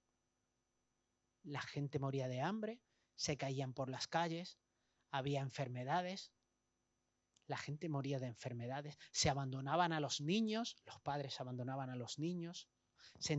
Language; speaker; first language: Spanish; native; Spanish